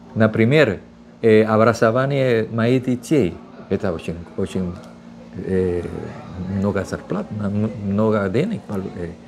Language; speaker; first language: Russian; non-native, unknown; Spanish